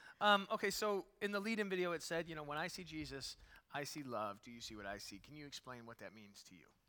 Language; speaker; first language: English; native; English